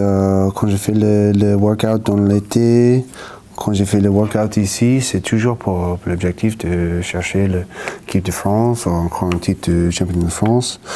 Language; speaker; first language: French; non-native, fluent; English